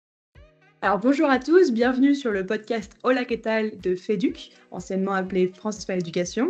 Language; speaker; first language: French; native; French